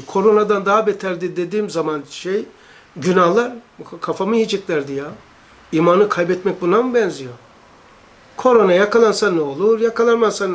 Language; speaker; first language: Turkish; native; Turkish